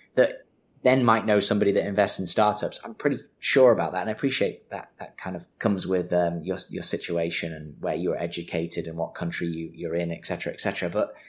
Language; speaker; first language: English; native; English